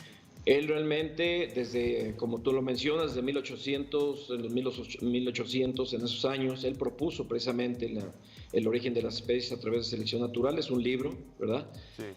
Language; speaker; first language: Spanish; native; Spanish